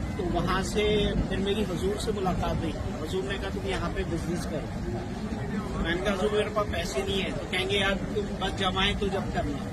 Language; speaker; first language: Urdu; native; Urdu